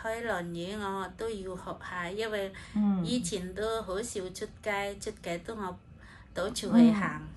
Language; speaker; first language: Cantonese; non-native, fluent; Indonesian